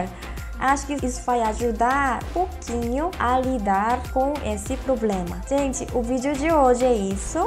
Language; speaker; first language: Portuguese; non-native, fluent; Korean